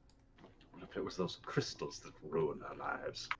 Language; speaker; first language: English; native; English